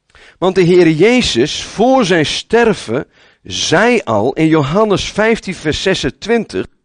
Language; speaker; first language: Dutch; native; Dutch